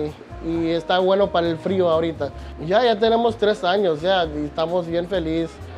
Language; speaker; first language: Spanish; early bilingual, other home language; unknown